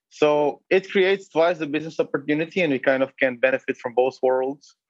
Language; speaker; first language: English; non-native, fluent; Hebrew